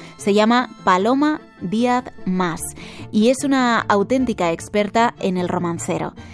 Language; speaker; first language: Spanish; native; Spanish